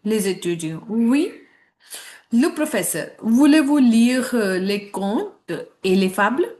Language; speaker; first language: French; non-native, fluent; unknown